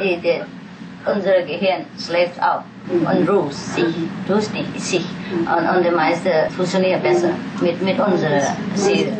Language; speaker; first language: German; non-native, fluent; Vietnamese